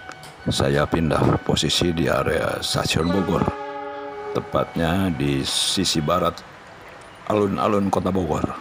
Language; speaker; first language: Indonesian; native; Indonesian